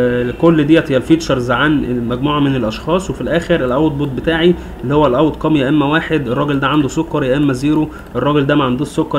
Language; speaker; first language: Arabic; native; Arabic